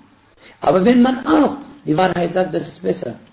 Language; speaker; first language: German; non-native, fluent; Arabic